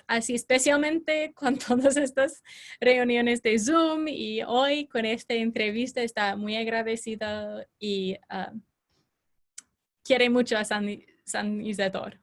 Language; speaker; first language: Spanish; non-native, fluent; English